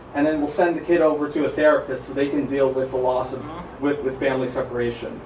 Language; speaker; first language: English; native; English